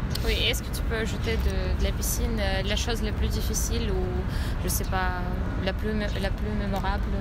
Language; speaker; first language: French; non-native, learner; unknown